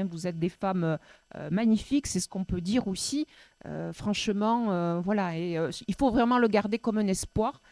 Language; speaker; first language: French; native; French